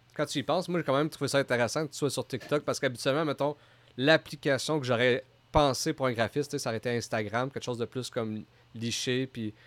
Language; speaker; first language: French; native; French